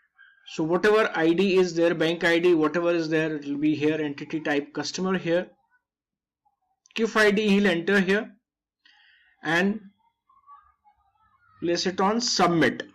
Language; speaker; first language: English; non-native, local second language; Hindi